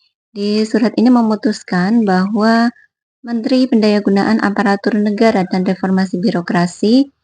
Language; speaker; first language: Indonesian; native; Indonesian